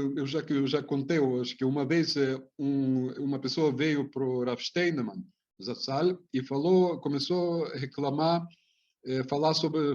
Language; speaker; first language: Portuguese; non-native, fluent; Hebrew